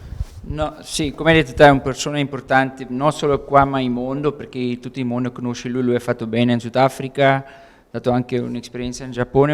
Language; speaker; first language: Italian; non-native, learner; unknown